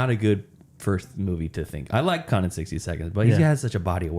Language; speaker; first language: English; native; English